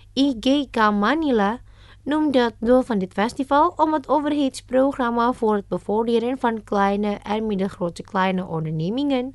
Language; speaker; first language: Dutch; non-native, learner; Indonesian